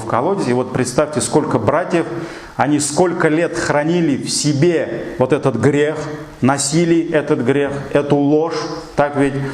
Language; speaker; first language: Russian; non-native, local second language; Tatar